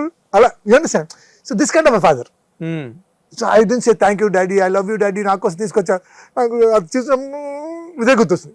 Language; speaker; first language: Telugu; non-native, fluent; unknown